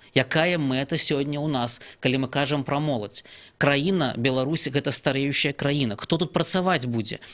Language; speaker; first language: Belarusian; native; Belarusian